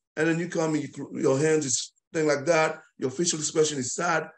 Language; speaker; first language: English; non-native, fluent; Haitian Creole